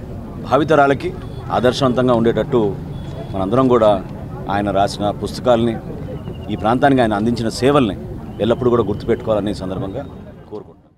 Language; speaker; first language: Telugu; native; Telugu